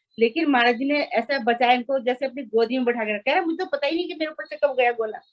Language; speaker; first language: Hindi; non-native, local second language; Nepali